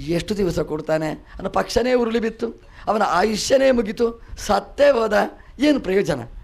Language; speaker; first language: Kannada; non-native, local second language; Tulu